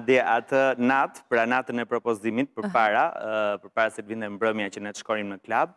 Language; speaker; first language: Albanian; native; Albanian